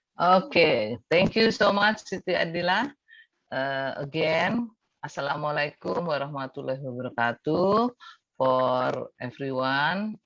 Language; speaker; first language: English; non-native, fluent; Indonesian